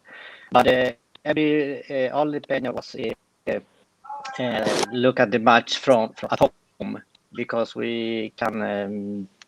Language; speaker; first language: English; non-native, fluent; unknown